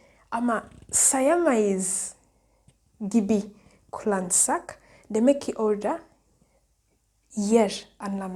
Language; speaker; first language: Turkish; non-native, fluent; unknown